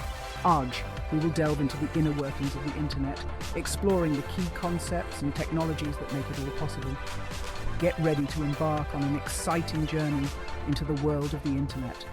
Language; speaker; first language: English; non-native, local second language; Hindi